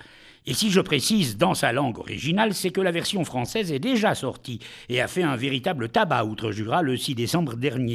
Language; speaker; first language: French; native; French